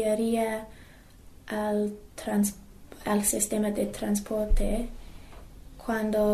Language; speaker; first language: Spanish; non-native, learner; English